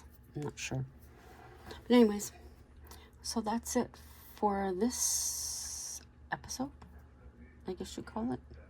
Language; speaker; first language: English; native; English